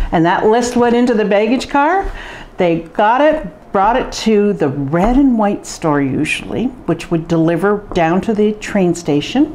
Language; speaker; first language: English; native; English